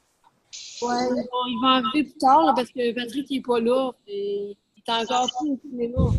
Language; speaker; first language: French; native; French